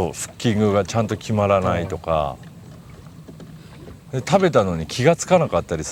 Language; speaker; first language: Japanese; native; Japanese